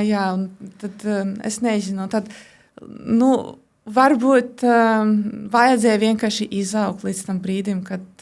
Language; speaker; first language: Latvian; non-native, local second language; Russian